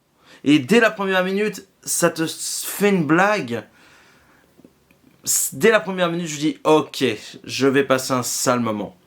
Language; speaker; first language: French; native; French